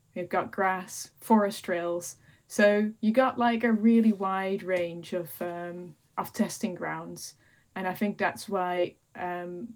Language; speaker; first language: English; non-native, fluent; Dutch